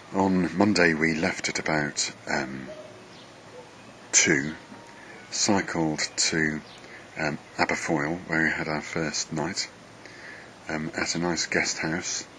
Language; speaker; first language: English; native; English